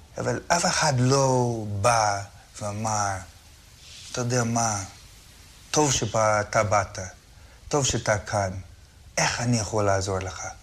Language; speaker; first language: Hebrew; non-native, fluent; English